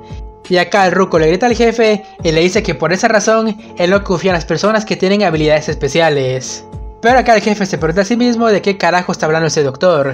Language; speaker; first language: Spanish; native; Spanish